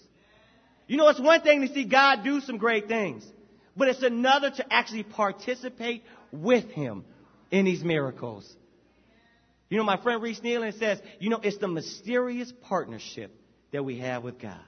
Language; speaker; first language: English; native; English